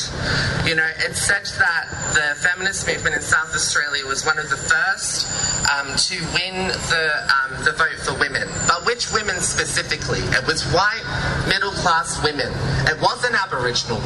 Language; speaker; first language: English; native; English